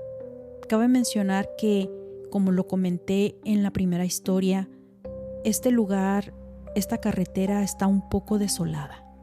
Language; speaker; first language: Spanish; native; Spanish